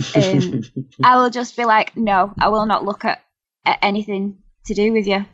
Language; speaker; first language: English; native; English